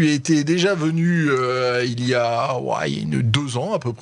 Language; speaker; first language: French; native; French